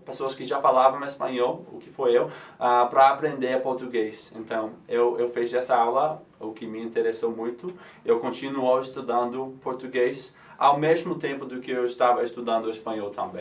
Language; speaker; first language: Portuguese; non-native, fluent; English